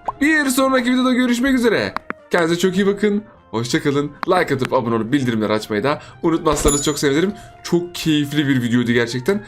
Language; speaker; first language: Turkish; native; Turkish